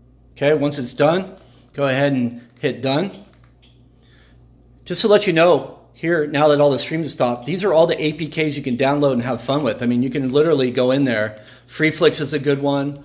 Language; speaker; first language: English; native; English